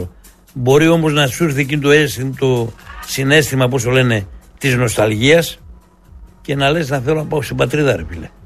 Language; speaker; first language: Greek; native; Greek